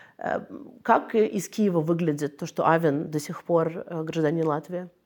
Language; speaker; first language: Russian; native; Russian